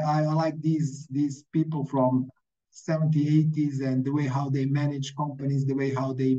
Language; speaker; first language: English; non-native, fluent; Serbian